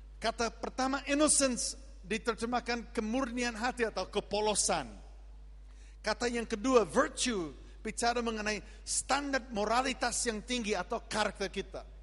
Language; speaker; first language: Indonesian; non-native, fluent; English